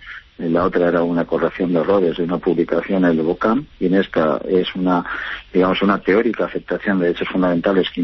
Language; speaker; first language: Spanish; native; Spanish